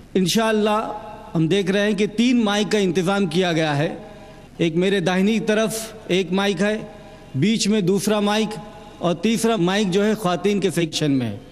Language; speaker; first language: Urdu; native; Urdu